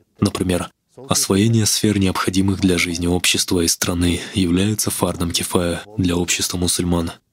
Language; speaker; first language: Russian; non-native, local second language; Kazakh